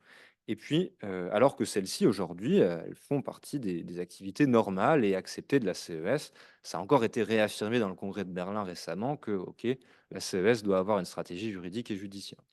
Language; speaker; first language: French; native; French